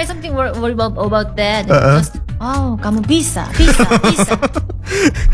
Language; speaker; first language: English; non-native, learner; Indonesian